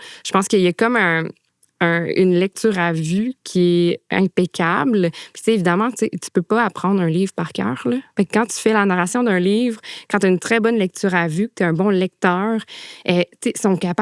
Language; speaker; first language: French; native; French